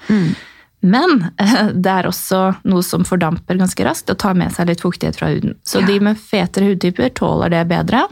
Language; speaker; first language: Norwegian; native; Norwegian